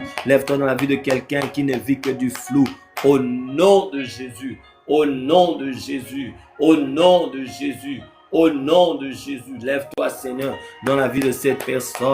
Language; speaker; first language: French; non-native, local second language; Lingala